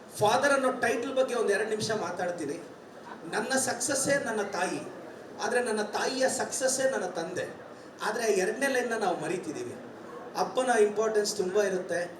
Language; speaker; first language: Kannada; native; Kannada